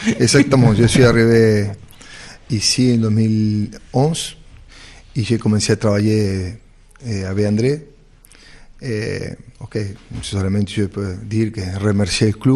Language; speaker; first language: French; non-native, fluent; Spanish